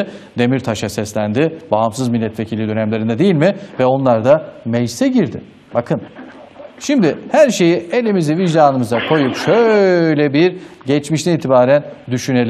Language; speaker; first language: Turkish; native; Turkish